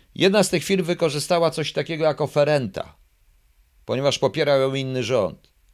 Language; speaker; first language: Polish; native; Polish